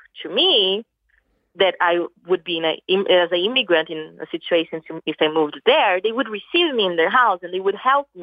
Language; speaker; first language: English; non-native, fluent; Portuguese